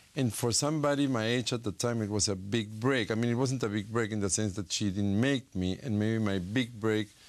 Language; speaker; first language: English; non-native, fluent; Spanish